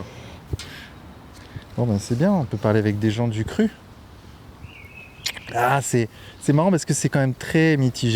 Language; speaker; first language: French; native; French